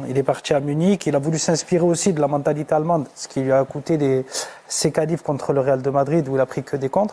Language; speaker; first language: French; native; French